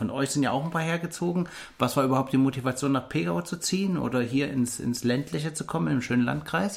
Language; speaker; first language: German; native; German